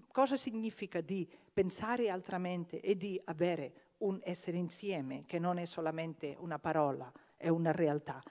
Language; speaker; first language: Italian; non-native, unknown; Catalan